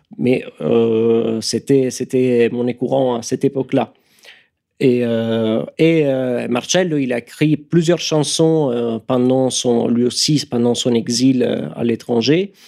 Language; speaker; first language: French; non-native, fluent; Italian